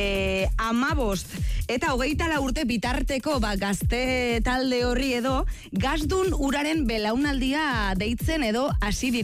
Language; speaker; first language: Basque; native; Basque